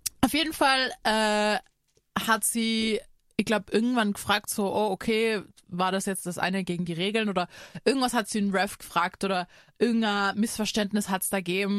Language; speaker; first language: German; native; German